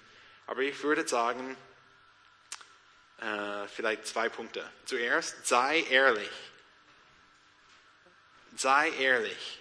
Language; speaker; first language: German; non-native, learner; English